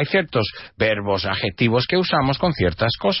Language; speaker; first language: Spanish; non-native, fluent; English